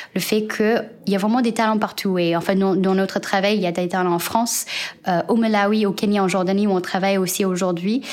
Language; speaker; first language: French; non-native, fluent; Chinese